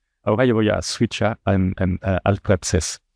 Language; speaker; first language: Spanish; non-native, fluent; French